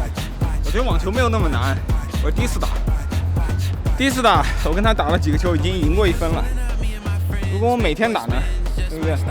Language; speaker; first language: Chinese; native; Chinese